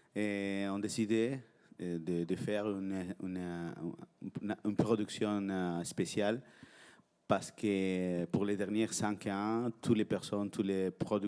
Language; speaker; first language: French; non-native, fluent; Spanish